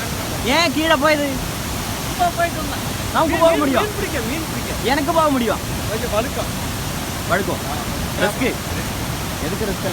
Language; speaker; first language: Tamil; non-native, learner; Malayalam